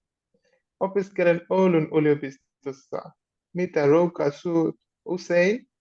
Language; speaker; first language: Finnish; non-native, learner; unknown